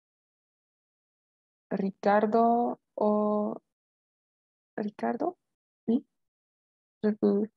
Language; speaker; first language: French; non-native, learner; Spanish